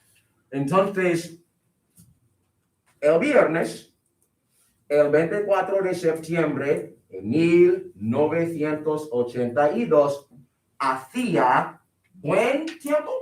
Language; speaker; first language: Spanish; non-native, fluent; English